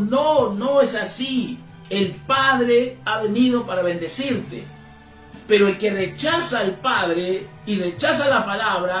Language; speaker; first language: Spanish; native; Spanish